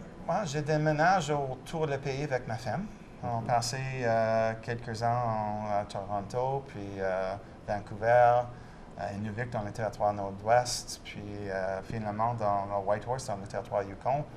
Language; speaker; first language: French; non-native, local second language; English